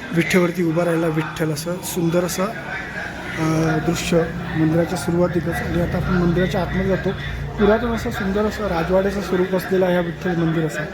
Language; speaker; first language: Marathi; native; Marathi